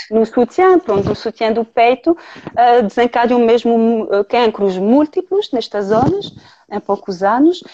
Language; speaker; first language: Portuguese; non-native, fluent; French